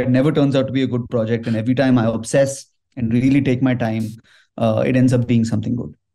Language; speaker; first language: English; non-native, local second language; Hindi